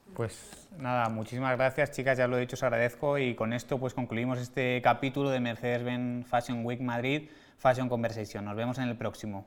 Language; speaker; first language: Spanish; native; Spanish